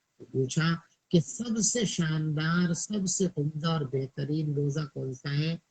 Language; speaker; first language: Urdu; native; Urdu